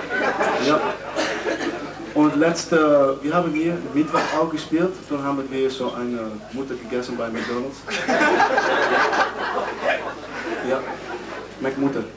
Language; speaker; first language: German; non-native, learner; Dutch